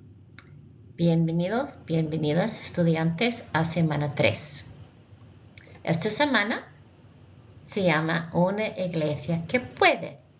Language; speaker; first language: Spanish; non-native, fluent; English